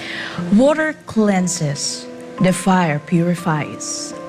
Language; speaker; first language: English; non-native, local second language; Filipino